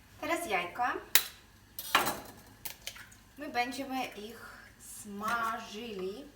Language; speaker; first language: Polish; non-native, fluent; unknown